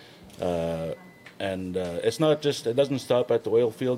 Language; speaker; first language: English; native; English